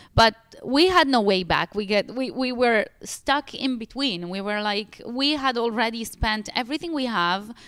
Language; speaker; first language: English; non-native, fluent; Italian